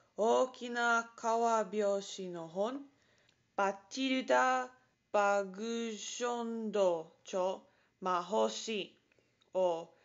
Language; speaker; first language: Japanese; non-native, learner; English